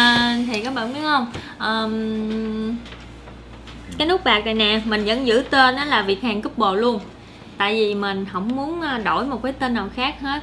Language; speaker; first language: Vietnamese; native; Vietnamese